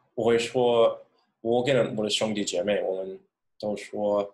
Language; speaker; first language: Chinese; non-native, learner; English